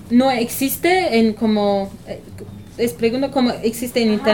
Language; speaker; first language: Spanish; non-native, learner; Kurdish